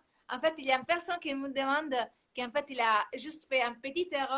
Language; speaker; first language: French; non-native, fluent; Italian